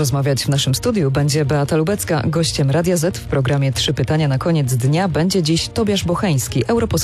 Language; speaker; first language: Polish; native; Polish